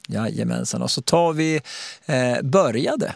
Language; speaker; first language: Swedish; native; Swedish